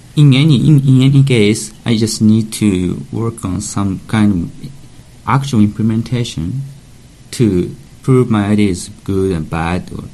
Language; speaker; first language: English; non-native, learner; Japanese